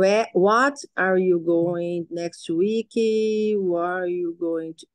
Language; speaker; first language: English; non-native, learner; Portuguese